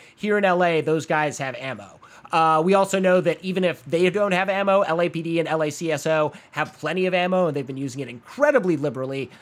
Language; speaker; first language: English; native; English